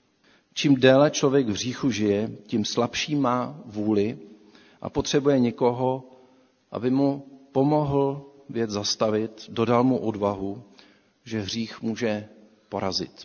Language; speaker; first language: Czech; native; Czech